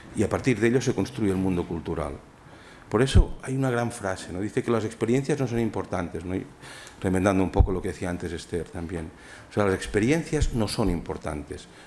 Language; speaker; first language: Spanish; non-native, local second language; Catalan